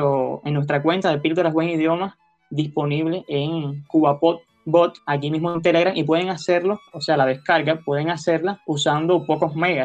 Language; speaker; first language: Spanish; native; Spanish